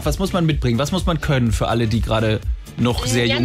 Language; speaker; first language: German; native; German